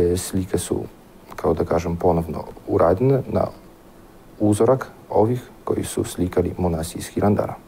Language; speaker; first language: Serbian; non-native, fluent; Polish